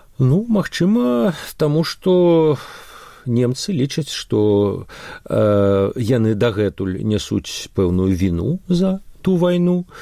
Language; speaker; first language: Belarusian; non-native, local second language; Russian